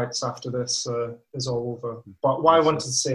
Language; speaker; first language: English; native; English